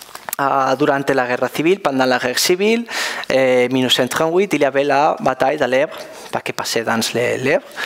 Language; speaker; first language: French; non-native, learner; Spanish